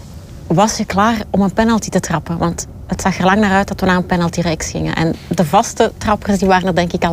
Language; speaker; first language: Dutch; native; Dutch